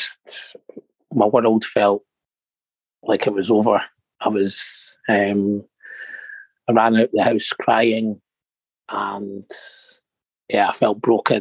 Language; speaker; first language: English; native; English